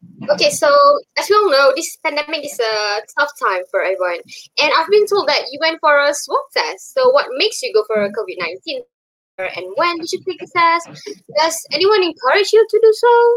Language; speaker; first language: English; non-native, local second language; Malay